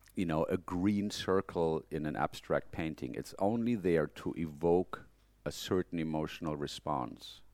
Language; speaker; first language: English; non-native, fluent; German